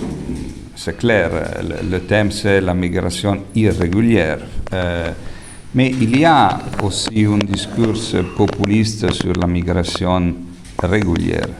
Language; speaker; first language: French; non-native, fluent; Italian